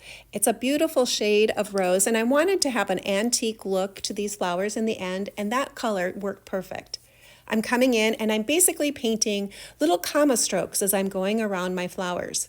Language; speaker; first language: English; native; English